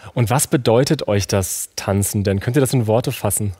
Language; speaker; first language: German; native; German